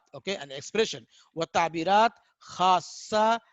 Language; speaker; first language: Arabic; non-native, fluent; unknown